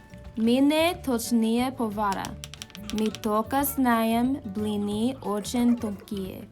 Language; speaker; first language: Russian; non-native, learner; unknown